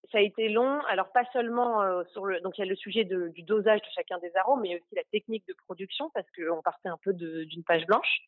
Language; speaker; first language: French; native; French